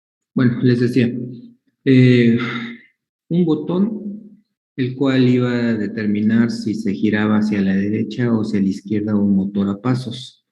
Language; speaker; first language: Spanish; native; Spanish